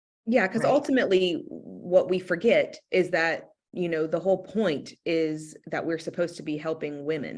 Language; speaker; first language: English; native; English